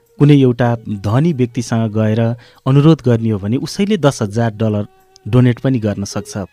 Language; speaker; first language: Nepali; native; Nepali